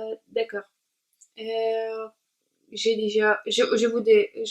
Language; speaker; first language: French; non-native, learner; Russian